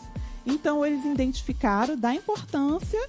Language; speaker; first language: Portuguese; native; Portuguese